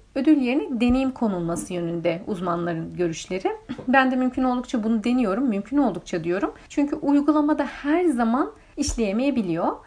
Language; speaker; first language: Turkish; native; Turkish